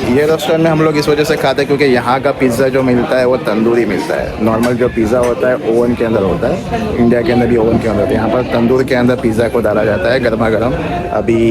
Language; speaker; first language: Hindi; native; Hindi